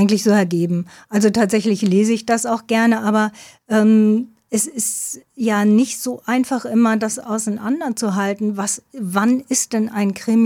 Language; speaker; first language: German; native; German